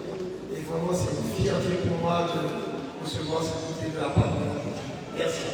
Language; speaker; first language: French; native; French